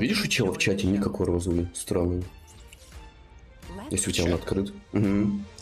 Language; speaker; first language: Russian; native; Russian